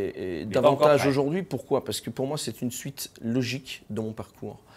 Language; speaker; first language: French; native; French